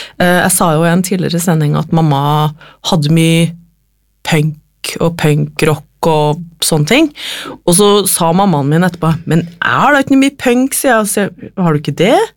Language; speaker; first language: Norwegian; native; Norwegian